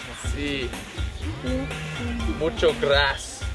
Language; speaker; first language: Spanish; non-native, learner; English